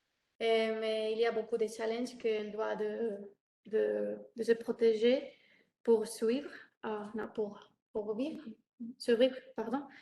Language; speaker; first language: French; non-native, learner; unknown